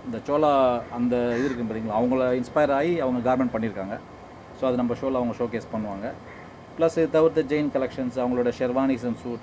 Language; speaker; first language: Tamil; native; Tamil